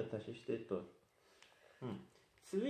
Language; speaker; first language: German; non-native, fluent; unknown